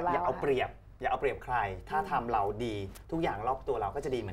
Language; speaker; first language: Thai; native; Thai